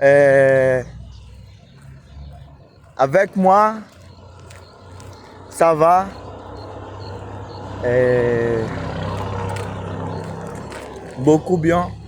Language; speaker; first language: French; non-native, learner; Portuguese